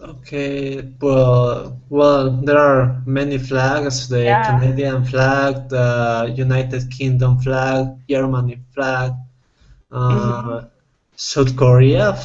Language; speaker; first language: English; non-native, fluent; Spanish